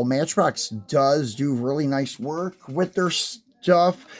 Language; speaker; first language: English; native; English